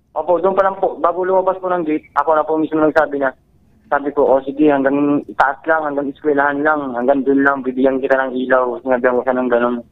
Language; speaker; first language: Filipino; native; Filipino